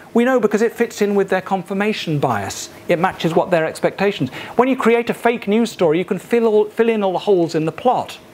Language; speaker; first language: English; native; English